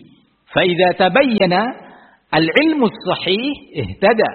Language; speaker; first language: Arabic; non-native, fluent; Indonesian